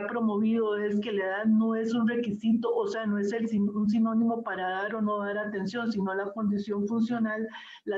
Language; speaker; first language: Spanish; native; Spanish